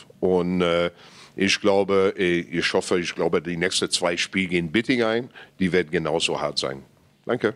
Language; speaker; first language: German; non-native, fluent; English